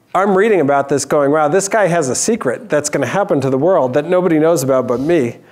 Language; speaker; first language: English; native; English